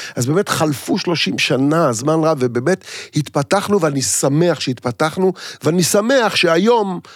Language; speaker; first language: Hebrew; native; Hebrew